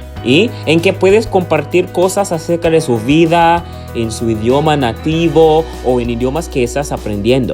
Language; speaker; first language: Spanish; non-native, learner; English